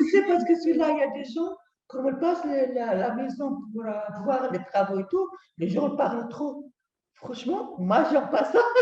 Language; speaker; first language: French; non-native, learner; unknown